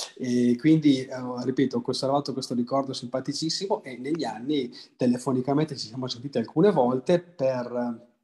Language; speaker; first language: Italian; native; Italian